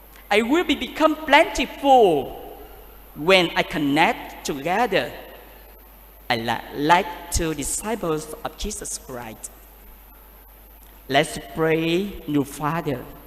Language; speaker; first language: English; non-native, learner; Vietnamese